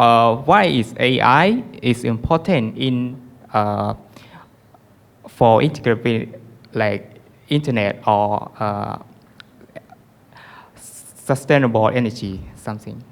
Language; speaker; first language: English; non-native, learner; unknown